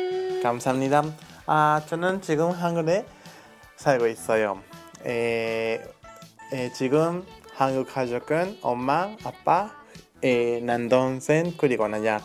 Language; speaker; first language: Korean; non-native, learner; Spanish